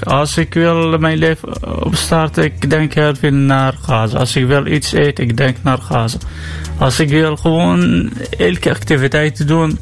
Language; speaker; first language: Dutch; non-native, learner; Arabic